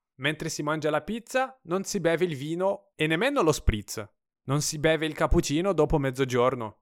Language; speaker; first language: Italian; non-native, fluent; Portuguese